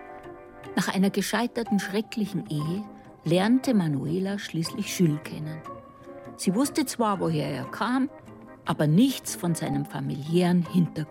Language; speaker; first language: German; native; German